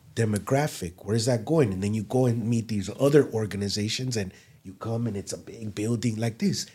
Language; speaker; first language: English; native; English